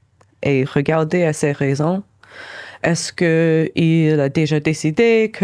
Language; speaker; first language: French; non-native, local second language; English